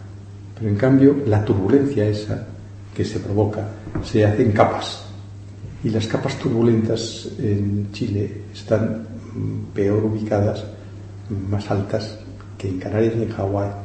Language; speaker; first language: Spanish; native; Spanish